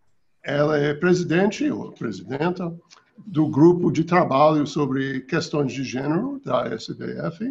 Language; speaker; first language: Portuguese; non-native, fluent; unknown